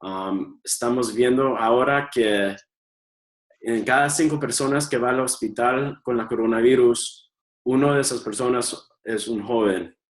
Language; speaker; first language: Spanish; early bilingual, heritage; Spanish